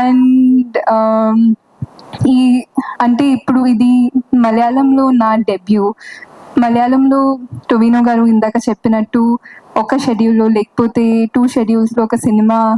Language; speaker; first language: Telugu; non-native, fluent; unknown